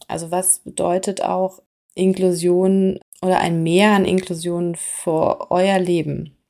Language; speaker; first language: German; native; German